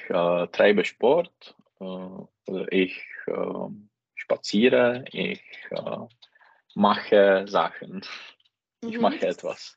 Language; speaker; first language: German; non-native, learner; Czech